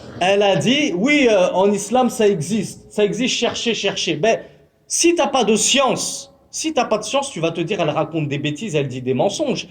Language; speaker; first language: French; native; French